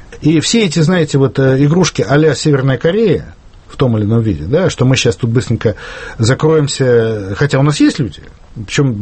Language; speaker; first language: Russian; native; Russian